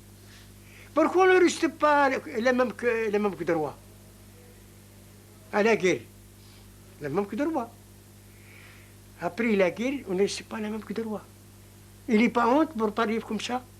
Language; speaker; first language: French; non-native, learner; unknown